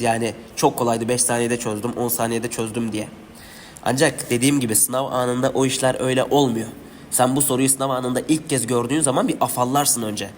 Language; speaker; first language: Turkish; native; Turkish